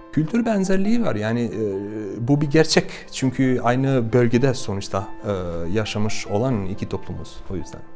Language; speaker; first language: Turkish; non-native, fluent; Albanian